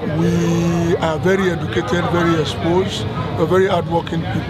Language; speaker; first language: English; non-native, learner; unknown